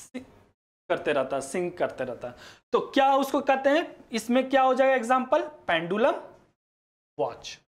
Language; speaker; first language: Hindi; native; Hindi